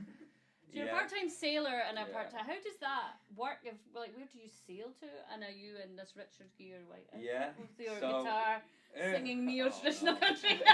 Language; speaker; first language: English; native; English